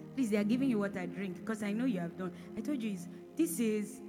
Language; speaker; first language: English; non-native, local second language; Bini